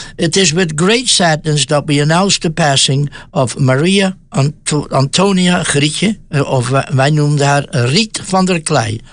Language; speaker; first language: English; non-native, fluent; Dutch